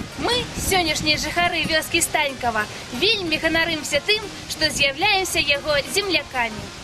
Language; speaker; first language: Belarusian; native; Belarusian